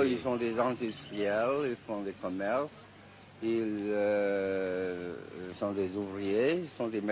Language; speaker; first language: French; non-native, fluent; Chinese